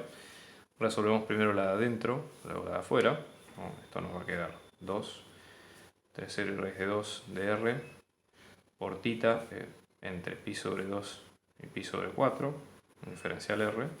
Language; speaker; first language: Spanish; native; Spanish